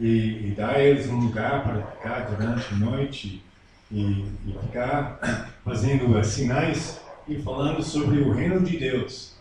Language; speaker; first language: Portuguese; non-native, fluent; English